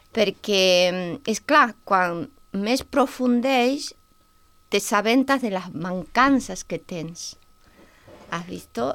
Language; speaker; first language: Catalan; non-native, fluent; Spanish